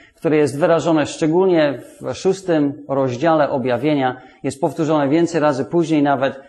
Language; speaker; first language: Polish; non-native, fluent; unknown